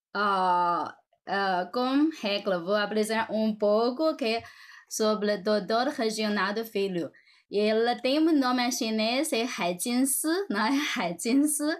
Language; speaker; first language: Portuguese; non-native, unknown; Chinese